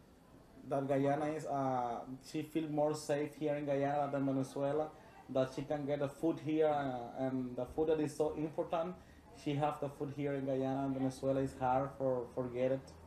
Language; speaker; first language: English; non-native, learner; Spanish